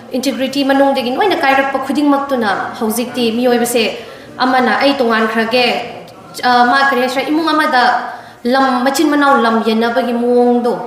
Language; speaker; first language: Manipuri; non-native, local second language; Tangkhul Naga (India)